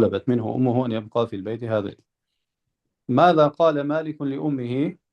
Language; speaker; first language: Arabic; non-native, fluent; Albanian